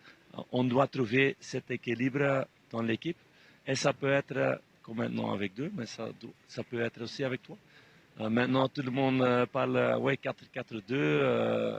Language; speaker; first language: French; non-native, fluent; Dutch